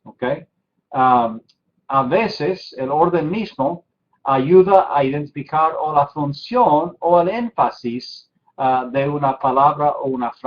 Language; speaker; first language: Spanish; non-native, fluent; English